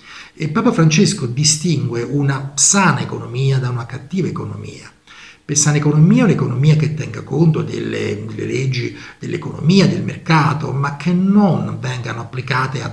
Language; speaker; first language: Italian; native; Italian